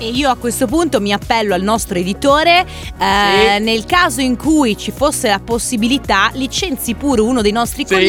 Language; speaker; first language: Italian; native; Italian